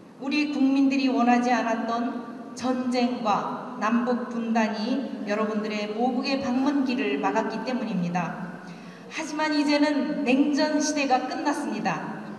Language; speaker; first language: Korean; native; Korean